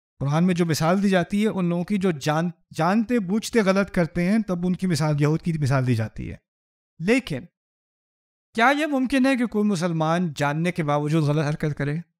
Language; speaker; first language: Urdu; native; Urdu